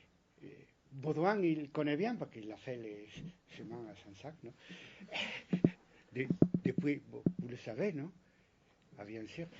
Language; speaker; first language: French; non-native, fluent; Spanish